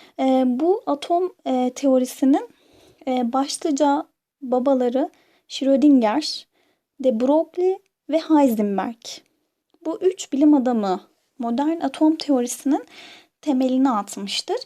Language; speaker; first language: Turkish; native; Turkish